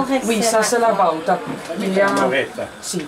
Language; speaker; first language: French; non-native, fluent; Italian